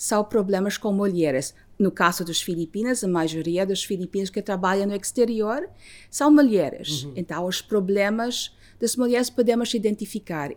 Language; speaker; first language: Portuguese; non-native, learner; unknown